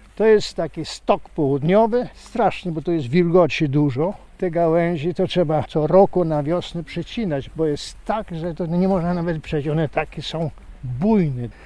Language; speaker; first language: Polish; native; Polish